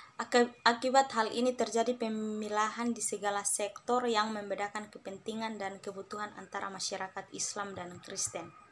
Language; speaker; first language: Indonesian; native; Indonesian